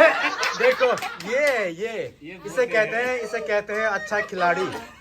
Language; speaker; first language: Hindi; non-native, local second language; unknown